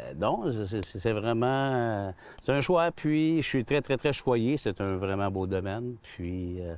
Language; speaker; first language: French; native; French